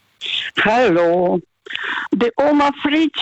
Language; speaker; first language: German; non-native, fluent; Russian